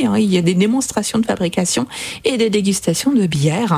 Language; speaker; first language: French; native; French